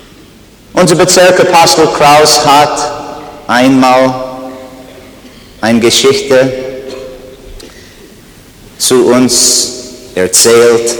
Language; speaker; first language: German; non-native, learner; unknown